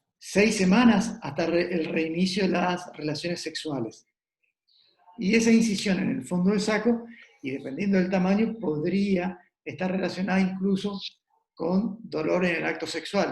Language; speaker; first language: Spanish; native; Spanish